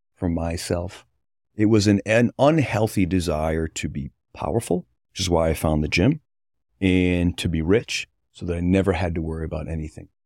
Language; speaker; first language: English; native; English